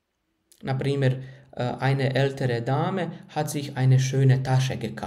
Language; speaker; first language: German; non-native, fluent; Bosnian